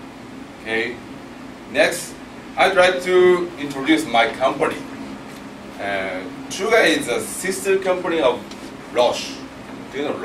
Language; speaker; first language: English; non-native, learner; Japanese